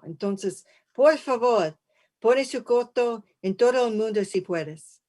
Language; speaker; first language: Spanish; early bilingual, heritage; English